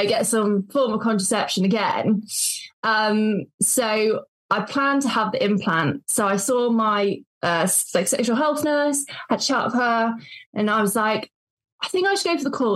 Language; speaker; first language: English; native; English